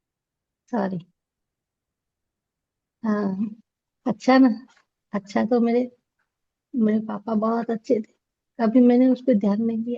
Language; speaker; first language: Hindi; non-native, local second language; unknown